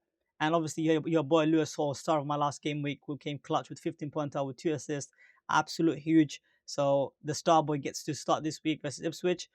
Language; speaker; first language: English; native; English